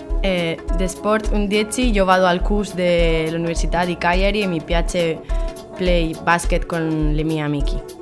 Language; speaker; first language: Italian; non-native, learner; Spanish